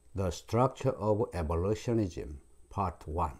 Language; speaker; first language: English; non-native, fluent; Korean